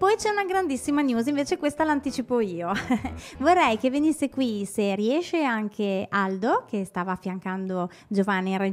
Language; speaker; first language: Italian; native; Italian